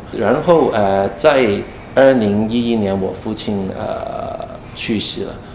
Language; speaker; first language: Chinese; non-native, fluent; Cantonese